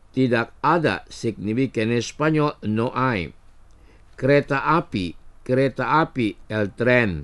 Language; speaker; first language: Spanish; non-native, fluent; Indonesian